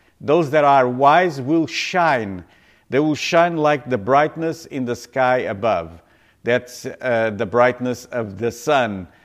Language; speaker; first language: English; non-native, fluent; Portuguese